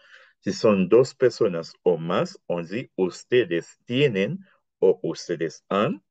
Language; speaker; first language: Spanish; non-native, fluent; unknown